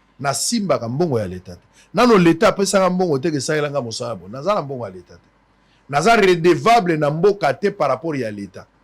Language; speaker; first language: Lingala; native; Lingala